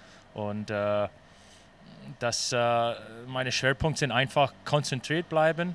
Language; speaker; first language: German; non-native, fluent; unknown